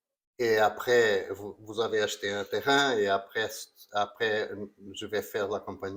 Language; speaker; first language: French; non-native, learner; Portuguese